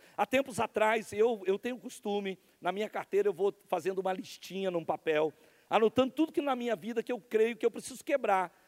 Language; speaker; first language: Portuguese; native; Portuguese